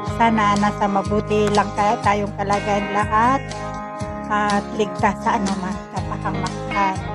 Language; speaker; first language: Filipino; non-native, local second language; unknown